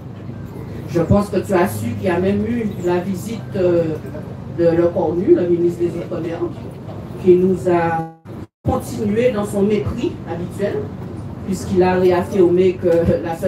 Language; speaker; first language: French; native; French